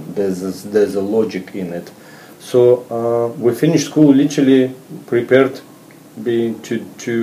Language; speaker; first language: English; non-native, fluent; Russian